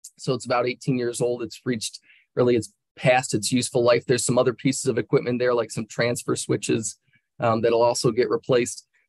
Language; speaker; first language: English; native; English